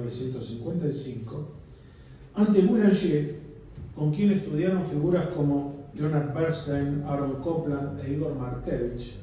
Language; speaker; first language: Spanish; native; Spanish